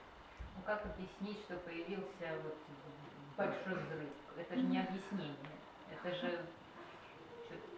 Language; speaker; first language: Russian; native; Russian